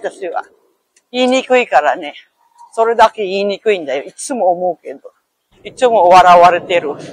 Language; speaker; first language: Japanese; non-native, learner; Filipino